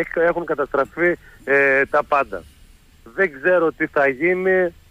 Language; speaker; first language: Greek; native; Greek